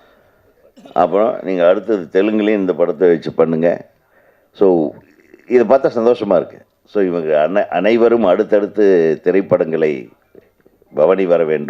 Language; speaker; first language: Tamil; native; Tamil